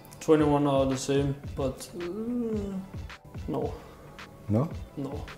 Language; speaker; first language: English; non-native, fluent; Danish